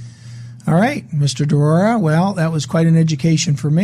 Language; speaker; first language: English; native; English